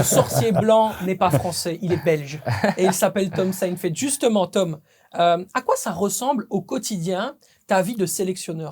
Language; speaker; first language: French; native; French